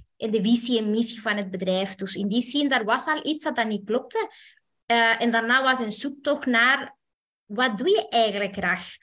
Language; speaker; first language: Dutch; non-native, fluent; Spanish